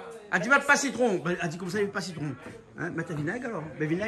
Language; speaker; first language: French; native; French